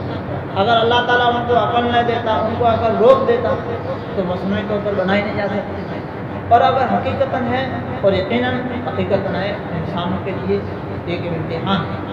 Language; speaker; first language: Urdu; native; Urdu